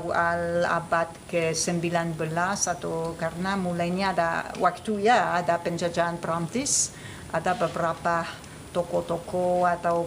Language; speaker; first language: Indonesian; non-native, fluent; French